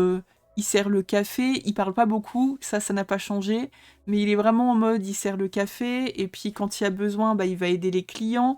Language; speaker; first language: French; native; French